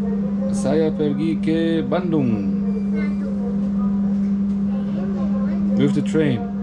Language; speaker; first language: Indonesian; non-native, learner; German